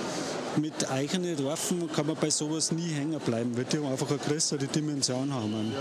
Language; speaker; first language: German; native; German